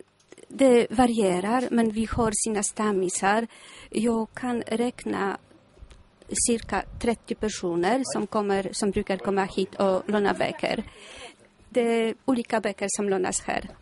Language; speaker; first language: Swedish; non-native, fluent; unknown